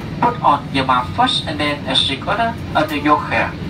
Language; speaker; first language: English; non-native, learner; Vietnamese